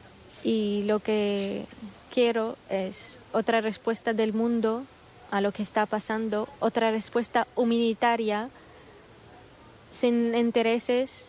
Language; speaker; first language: Spanish; non-native, fluent; Arabic